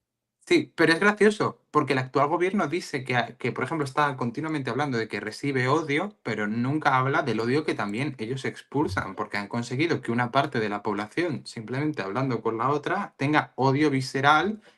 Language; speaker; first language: Spanish; native; Spanish